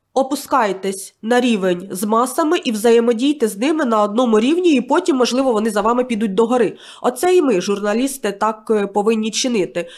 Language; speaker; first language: Ukrainian; native; Ukrainian